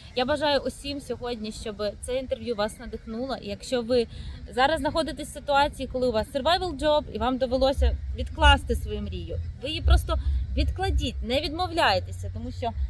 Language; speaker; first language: Ukrainian; native; Ukrainian